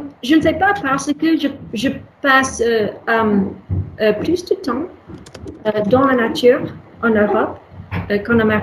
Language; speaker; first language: French; non-native, learner; English